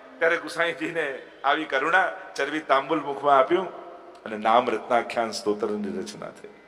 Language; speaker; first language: Gujarati; non-native, local second language; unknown